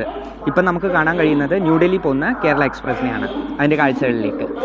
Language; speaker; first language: Malayalam; native; Malayalam